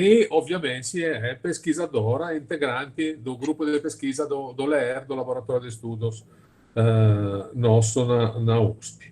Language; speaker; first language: Portuguese; non-native, fluent; Italian